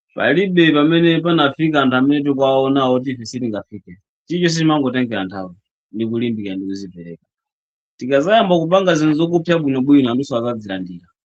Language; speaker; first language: Nyanja; non-native, local second language; Yao